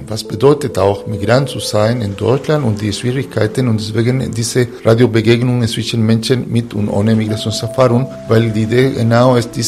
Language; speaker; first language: German; non-native, fluent; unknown